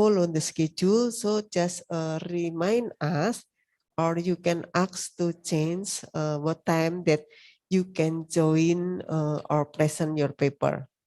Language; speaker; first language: English; non-native, learner; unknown